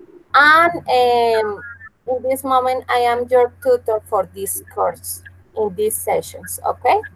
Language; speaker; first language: English; non-native, fluent; Spanish